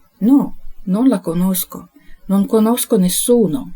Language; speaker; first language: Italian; non-native, fluent; Ukrainian